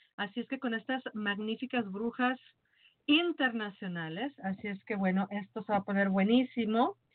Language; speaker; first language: Spanish; native; Spanish